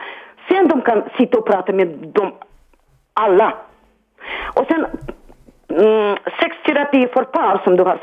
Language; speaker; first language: Swedish; non-native, learner; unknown